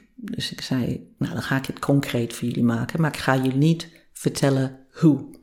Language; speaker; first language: Dutch; non-native, fluent; English